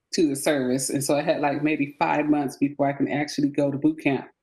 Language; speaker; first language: English; native; English